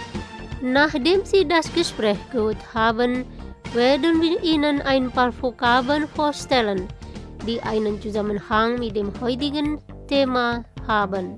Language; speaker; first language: German; non-native, fluent; Indonesian